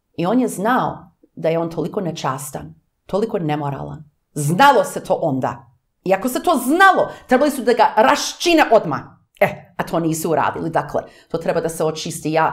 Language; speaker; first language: Serbian; early bilingual, heritage; English